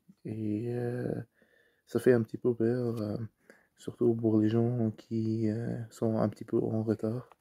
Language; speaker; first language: French; non-native, fluent; Arabic